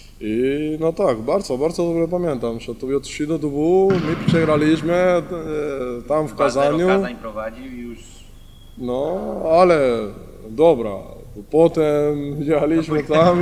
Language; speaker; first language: Polish; non-native, learner; Spanish